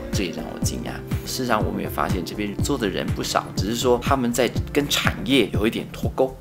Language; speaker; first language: Chinese; native; Chinese